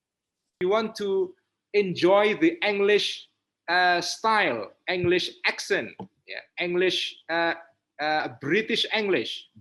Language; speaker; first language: English; non-native, fluent; Indonesian